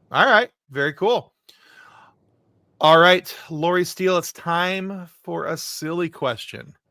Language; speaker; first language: English; native; English